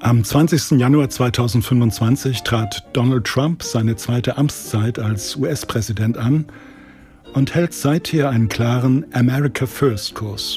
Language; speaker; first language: German; native; German